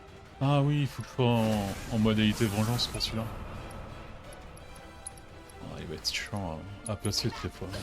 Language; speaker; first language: French; native; French